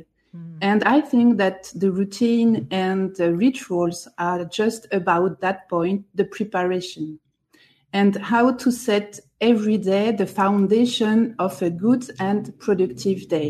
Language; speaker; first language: English; non-native, fluent; French